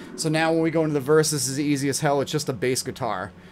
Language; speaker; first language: English; native; English